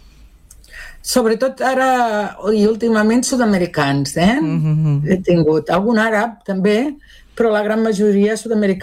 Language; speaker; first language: Catalan; non-native, local second language; Spanish